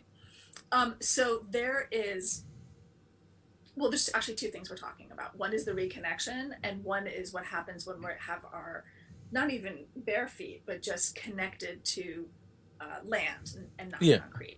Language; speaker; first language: English; native; English